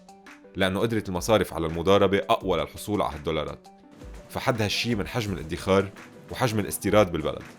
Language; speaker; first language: Arabic; native; Arabic